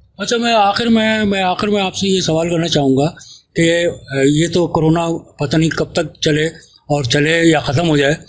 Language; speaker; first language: Urdu; native; Urdu